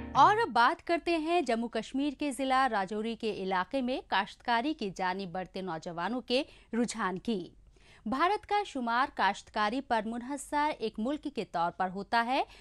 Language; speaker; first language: Hindi; non-native, local second language; Kashmiri